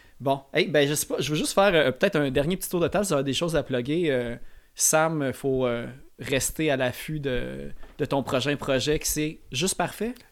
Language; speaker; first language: French; native; French